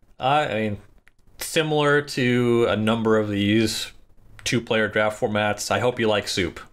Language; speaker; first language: English; native; English